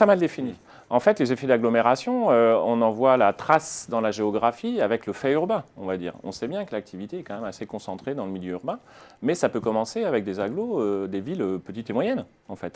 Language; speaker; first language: French; native; French